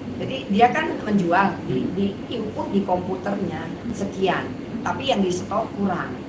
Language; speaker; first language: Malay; non-native, local second language; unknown